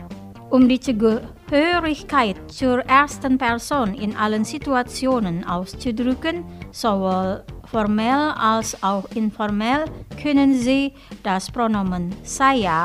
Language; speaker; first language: German; non-native, fluent; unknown